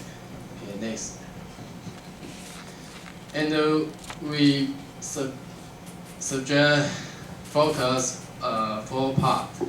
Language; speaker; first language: English; non-native, learner; Chinese